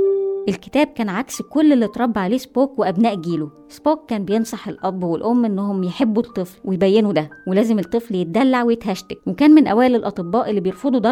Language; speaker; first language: Arabic; native; Arabic